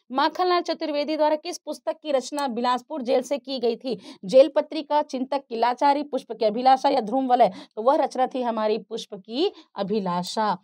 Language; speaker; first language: Hindi; native; Hindi